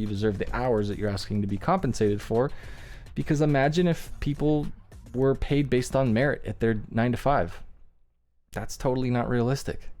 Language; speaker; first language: English; native; English